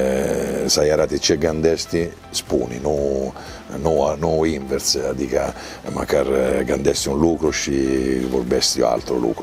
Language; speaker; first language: Romanian; non-native, learner; Italian